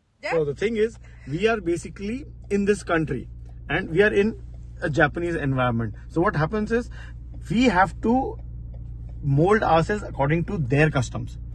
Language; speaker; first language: English; non-native, local second language; Hindi